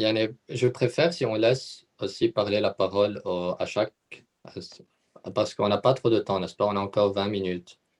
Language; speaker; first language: French; non-native, local second language; Arabic